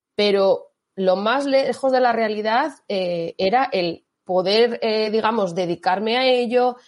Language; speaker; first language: Spanish; native; Spanish